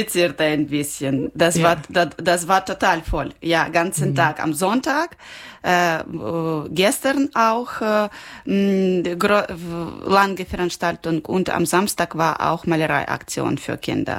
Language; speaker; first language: German; non-native, learner; Ukrainian